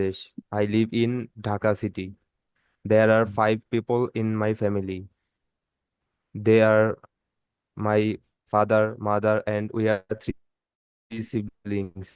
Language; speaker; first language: English; non-native, learner; Bangla